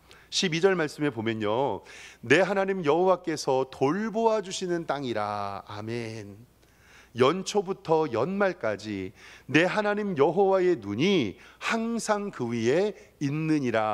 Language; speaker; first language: Korean; native; Korean